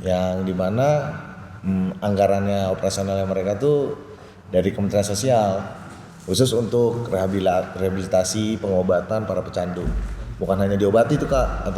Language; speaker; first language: Indonesian; native; Indonesian